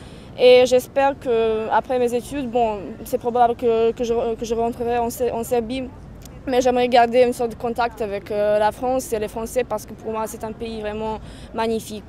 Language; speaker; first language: French; non-native, fluent; Serbian